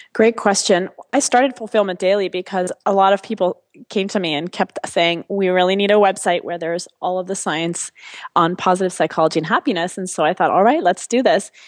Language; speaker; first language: English; non-native, fluent; French